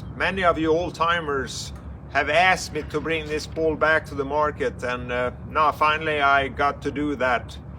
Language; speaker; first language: English; non-native, fluent; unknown